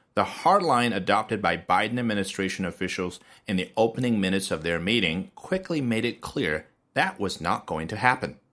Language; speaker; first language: English; non-native, fluent; Chinese